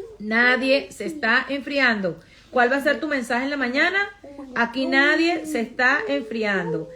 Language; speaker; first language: Spanish; native; Spanish